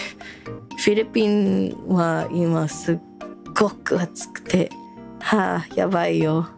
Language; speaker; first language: Japanese; non-native, learner; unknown